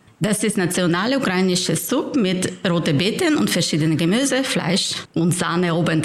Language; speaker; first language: German; non-native, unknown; Ukrainian